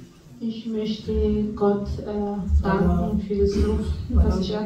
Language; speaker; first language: German; non-native, fluent; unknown